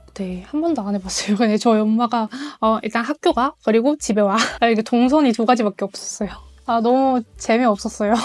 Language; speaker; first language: Korean; non-native, fluent; Mongolian